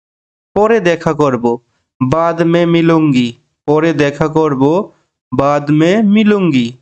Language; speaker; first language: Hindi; non-native, learner; Bangla